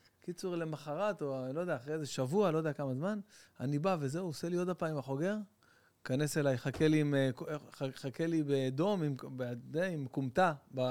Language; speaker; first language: Hebrew; native; Hebrew